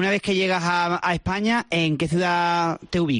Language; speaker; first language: Spanish; native; Spanish